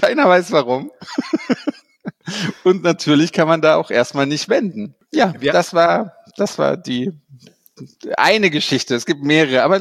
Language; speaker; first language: German; native; German